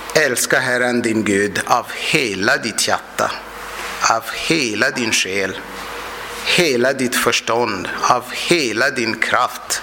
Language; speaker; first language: Swedish; non-native, fluent; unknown